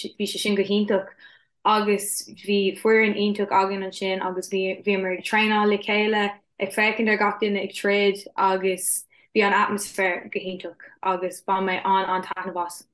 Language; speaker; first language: Irish; non-native, local second language; English